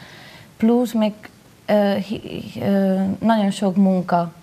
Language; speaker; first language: Hungarian; non-native, learner; Spanish